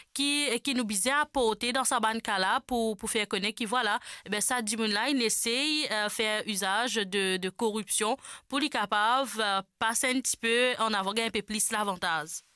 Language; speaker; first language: French; non-native, local second language; Morisyen